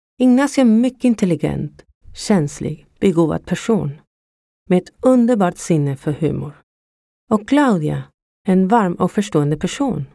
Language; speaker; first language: Swedish; non-native, fluent; Spanish